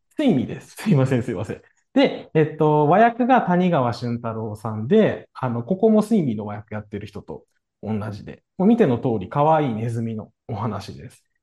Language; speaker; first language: Japanese; native; Japanese